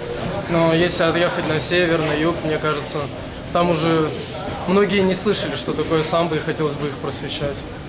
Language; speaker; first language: Russian; native; Russian